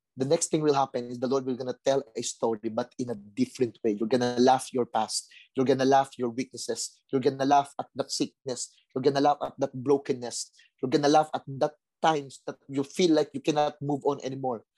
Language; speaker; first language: English; non-native, local second language; Filipino